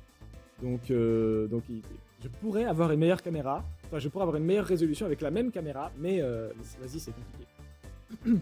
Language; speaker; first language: French; native; French